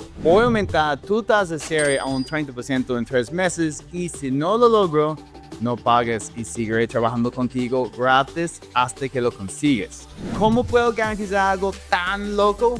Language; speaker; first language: Spanish; non-native, fluent; English